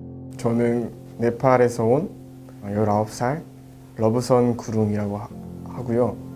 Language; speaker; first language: Korean; non-native, fluent; Nepali